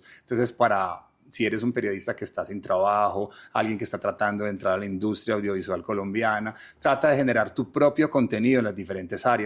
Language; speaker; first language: Spanish; native; Spanish